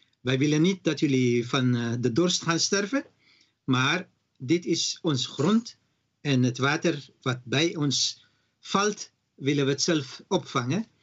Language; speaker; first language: Dutch; non-native, fluent; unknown